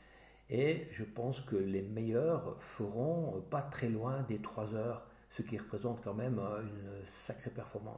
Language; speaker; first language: French; native; French